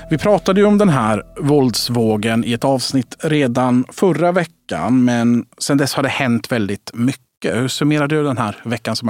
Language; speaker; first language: Swedish; native; Swedish